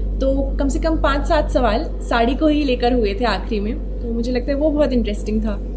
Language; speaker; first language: Hindi; native; Hindi